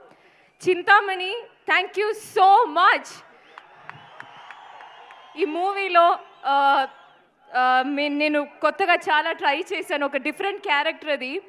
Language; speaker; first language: Telugu; non-native, learner; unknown